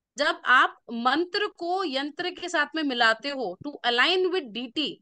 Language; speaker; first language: Hindi; native; Hindi